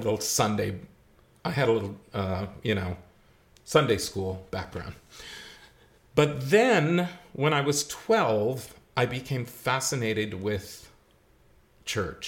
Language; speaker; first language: English; native; English